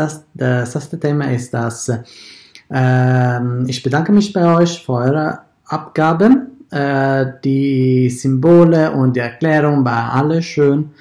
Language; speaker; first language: German; non-native, fluent; Italian